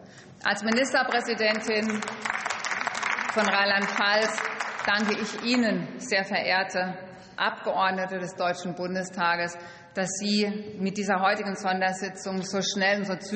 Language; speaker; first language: German; native; German